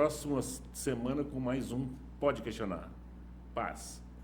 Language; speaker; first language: Portuguese; native; Portuguese